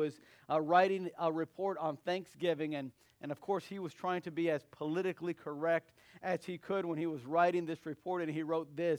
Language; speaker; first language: English; native; English